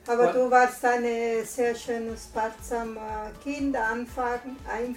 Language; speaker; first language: German; non-native, learner; Italian